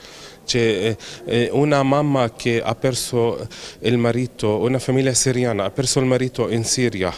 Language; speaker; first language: Italian; non-native, fluent; Arabic